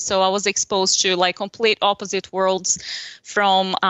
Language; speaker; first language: English; non-native, fluent; Portuguese